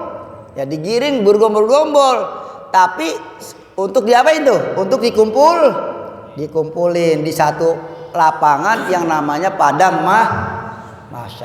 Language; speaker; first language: Indonesian; native; Indonesian